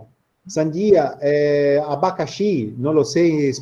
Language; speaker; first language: Spanish; non-native, learner; Portuguese